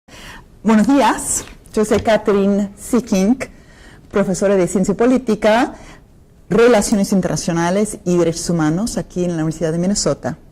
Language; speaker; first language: Spanish; non-native, fluent; English